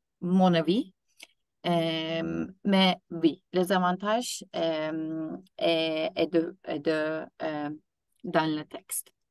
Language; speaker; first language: French; non-native, learner; Turkish